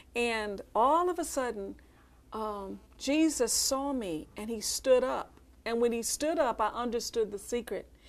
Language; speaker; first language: English; native; English